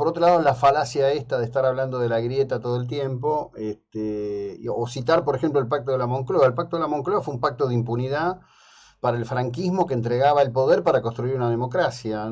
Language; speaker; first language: Spanish; native; Spanish